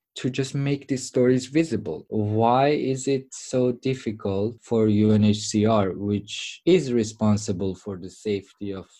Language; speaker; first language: English; non-native, fluent; Persian